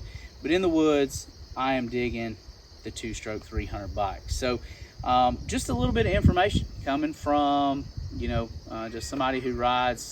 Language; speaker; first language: English; native; English